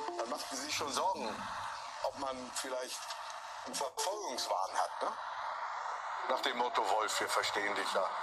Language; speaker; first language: German; native; German